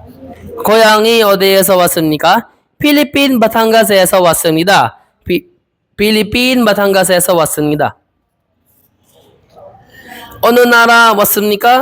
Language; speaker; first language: Korean; non-native, learner; Filipino